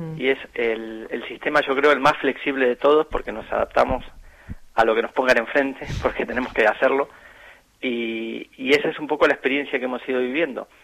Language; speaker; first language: Spanish; native; Spanish